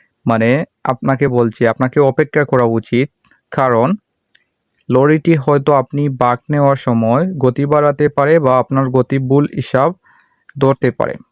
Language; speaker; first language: Bangla; non-native, local second language; Sylheti